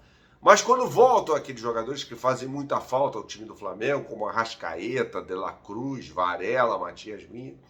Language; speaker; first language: Portuguese; native; Portuguese